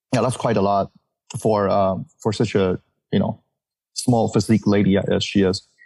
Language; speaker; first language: English; early bilingual, other home language; Chinese